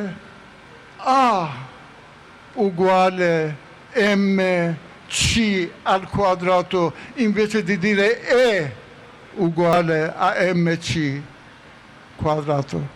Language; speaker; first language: Italian; non-native, fluent; Persian